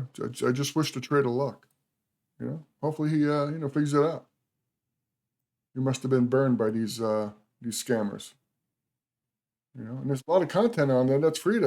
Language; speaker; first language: English; native; English